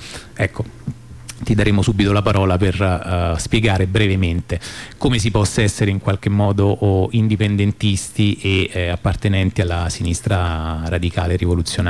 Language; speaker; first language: Italian; native; Italian